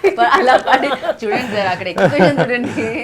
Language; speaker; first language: Telugu; native; Telugu